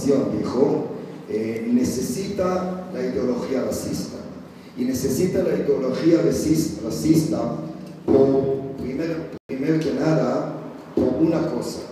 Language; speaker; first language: Spanish; non-native, fluent; Hebrew